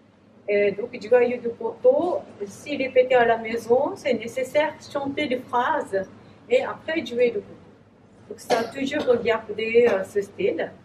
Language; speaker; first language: French; non-native, learner; Japanese